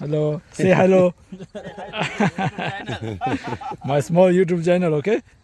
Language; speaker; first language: English; non-native, learner; Tibetan